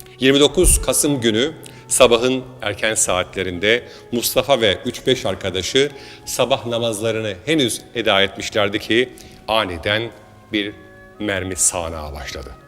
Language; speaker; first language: Turkish; native; Turkish